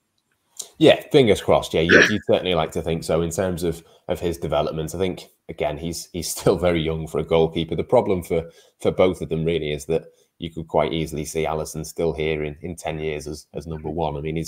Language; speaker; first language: English; native; English